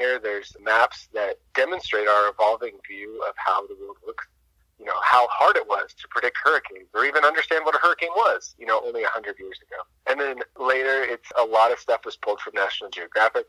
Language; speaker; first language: English; native; English